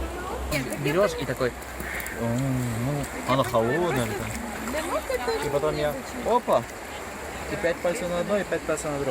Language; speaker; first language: Russian; native; Russian